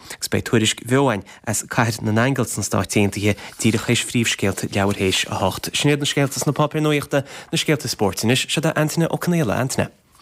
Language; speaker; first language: Irish; native; Irish